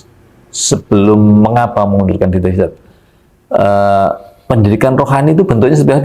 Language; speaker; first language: Malay; native; Malay